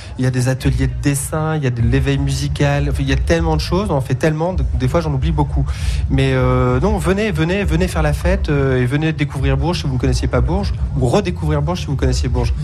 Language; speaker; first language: French; native; French